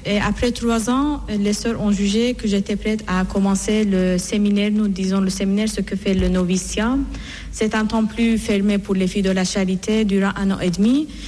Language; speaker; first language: French; non-native, fluent; Persian